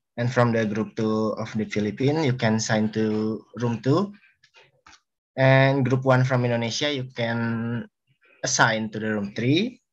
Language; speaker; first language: English; non-native, learner; Indonesian